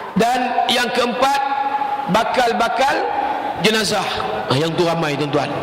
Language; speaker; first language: Malay; native; Malay